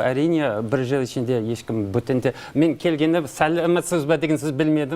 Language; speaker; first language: Kazakh; non-native, learner; English